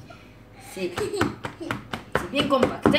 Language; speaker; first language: French; native; French